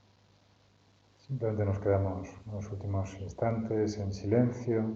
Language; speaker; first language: Spanish; native; Spanish